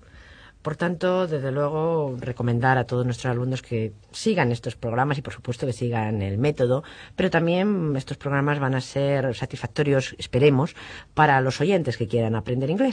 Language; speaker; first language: Spanish; native; Spanish